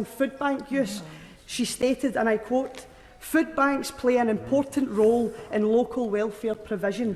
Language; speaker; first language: English; native; English